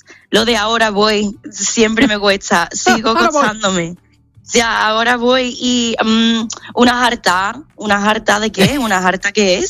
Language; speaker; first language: Spanish; non-native, fluent; English